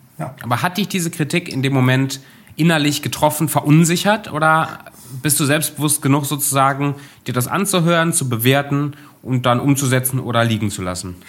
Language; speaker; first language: German; native; German